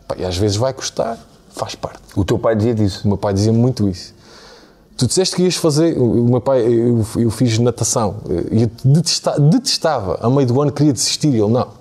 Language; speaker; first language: Portuguese; native; Portuguese